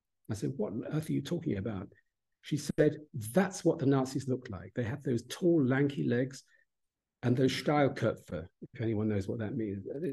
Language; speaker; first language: English; native; English